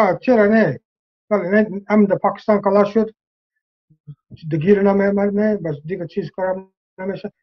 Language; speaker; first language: Persian; non-native, learner; English